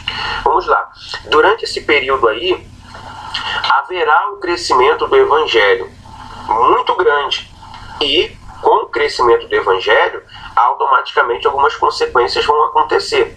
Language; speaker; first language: Portuguese; native; Portuguese